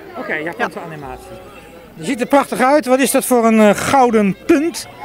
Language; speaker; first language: Dutch; native; Dutch